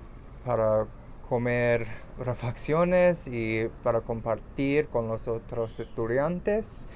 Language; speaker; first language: Spanish; non-native, learner; English